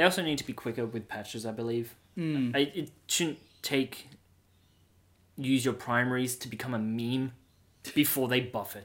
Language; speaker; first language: English; native; English